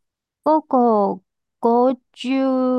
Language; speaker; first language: Japanese; non-native, learner; Chinese